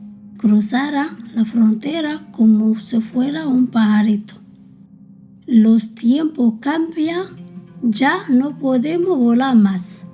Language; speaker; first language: Spanish; early bilingual, other home language; Arabic